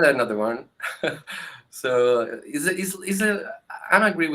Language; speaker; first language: English; non-native, learner; Spanish